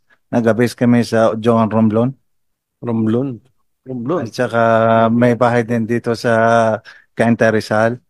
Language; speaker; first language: Filipino; non-native, learner; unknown